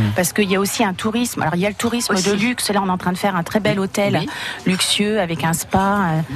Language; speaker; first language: French; native; French